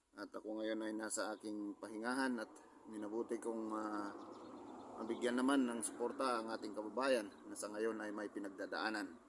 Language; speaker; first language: Filipino; non-native, local second language; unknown